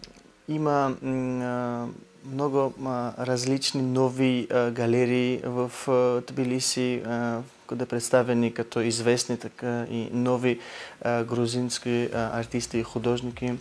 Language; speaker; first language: Bulgarian; non-native, learner; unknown